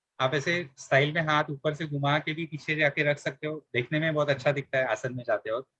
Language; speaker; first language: Hindi; non-native, local second language; Marathi